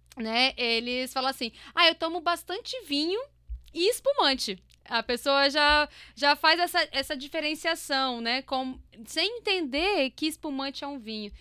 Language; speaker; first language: Portuguese; native; Portuguese